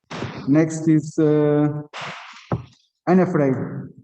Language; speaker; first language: English; non-native, learner; Portuguese